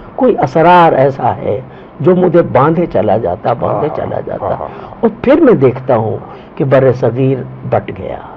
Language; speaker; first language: Urdu; non-native, local second language; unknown